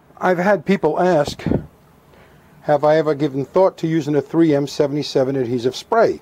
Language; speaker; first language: English; native; English